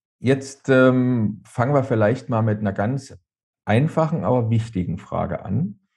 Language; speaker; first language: German; native; German